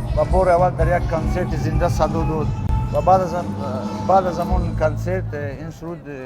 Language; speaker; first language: Tajik; non-native, local second language; Shughni